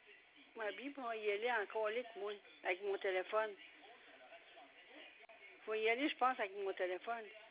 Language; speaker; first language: French; native; French